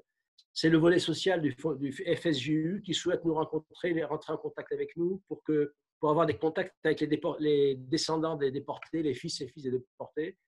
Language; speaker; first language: French; native; French